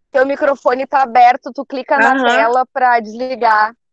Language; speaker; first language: Portuguese; native; Portuguese